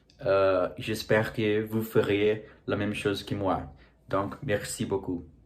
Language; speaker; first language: French; non-native, learner; Portuguese